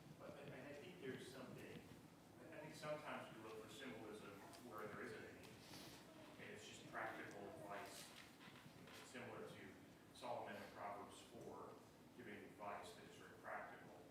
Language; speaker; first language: English; native; English